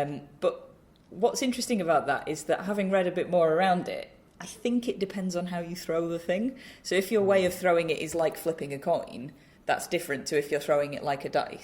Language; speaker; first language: English; native; English